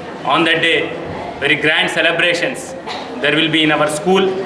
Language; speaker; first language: English; non-native, local second language; Telugu